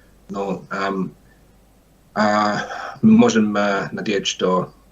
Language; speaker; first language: Russian; non-native, learner; English